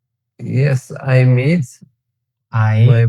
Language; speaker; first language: English; non-native, learner; Tigrinya